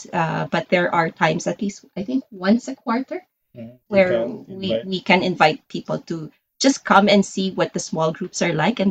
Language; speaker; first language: English; non-native, local second language; Filipino